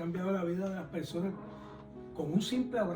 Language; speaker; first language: Spanish; native; Spanish